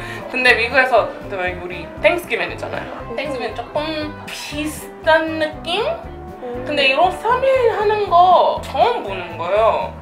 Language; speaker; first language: Korean; non-native, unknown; English